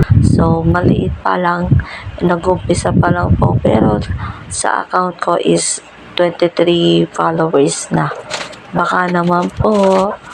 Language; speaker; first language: Filipino; non-native, local second language; Pampanga